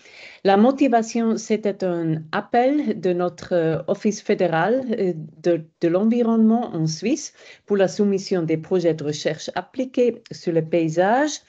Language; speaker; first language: French; non-native, fluent; German